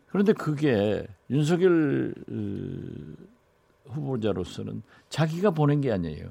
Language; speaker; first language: Korean; native; Korean